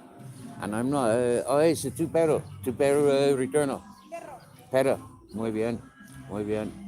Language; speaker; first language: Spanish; non-native, learner; English